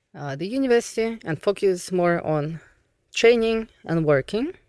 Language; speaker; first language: English; non-native, fluent; Russian